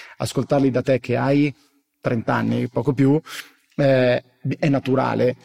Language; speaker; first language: Italian; native; Italian